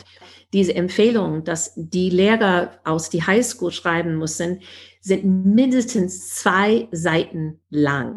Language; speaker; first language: German; non-native, fluent; English